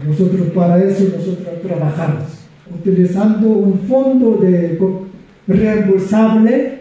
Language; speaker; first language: Spanish; non-native, fluent; Korean